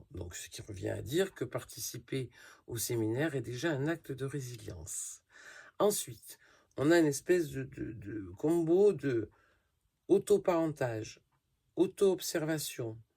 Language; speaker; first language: French; native; French